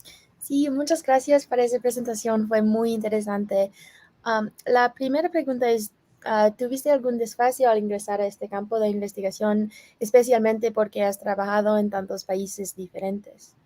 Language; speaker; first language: Spanish; non-native, fluent; English